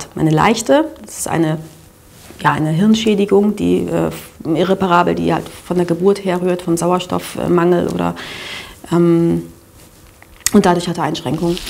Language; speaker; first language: German; native; German